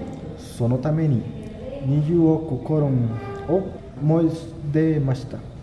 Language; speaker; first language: Japanese; non-native, learner; Spanish